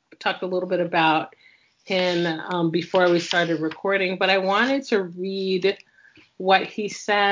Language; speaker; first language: English; native; English